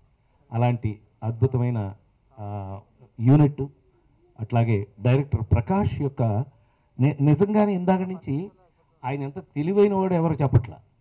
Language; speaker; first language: Telugu; native; Telugu